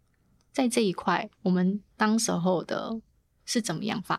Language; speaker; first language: Chinese; native; Chinese